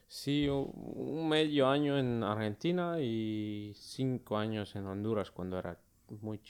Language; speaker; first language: Spanish; early bilingual, other home language; Finnish